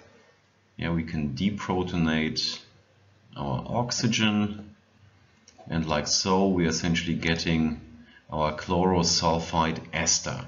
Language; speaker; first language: English; non-native, fluent; German